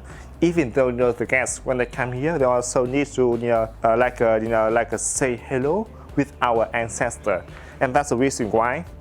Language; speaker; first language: English; non-native, fluent; Vietnamese